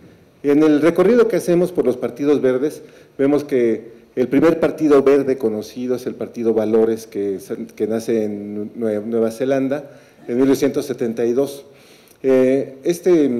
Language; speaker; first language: Spanish; native; Spanish